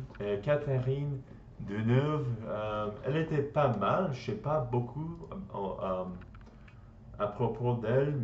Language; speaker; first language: French; non-native, learner; English